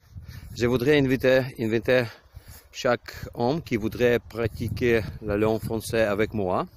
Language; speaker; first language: French; non-native, learner; Ukrainian